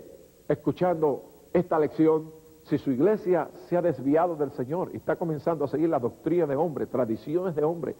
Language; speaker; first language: Spanish; native; Spanish